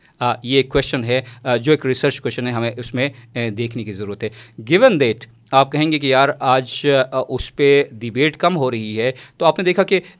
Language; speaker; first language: Urdu; non-native, local second language; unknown